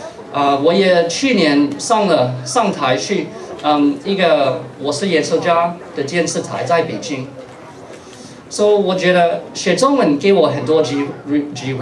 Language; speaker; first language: Chinese; non-native, fluent; English